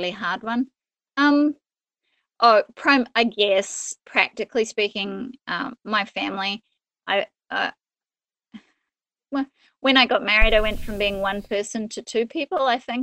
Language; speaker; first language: English; native; English